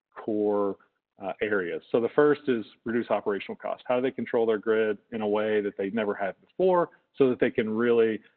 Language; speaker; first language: English; native; English